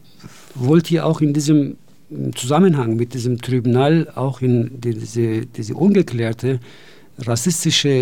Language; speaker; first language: German; non-native, fluent; Turkish